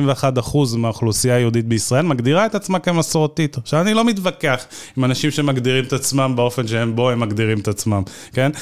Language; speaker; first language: Hebrew; early bilingual, other home language; Arabic